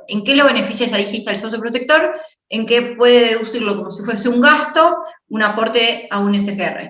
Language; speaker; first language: Spanish; native; Spanish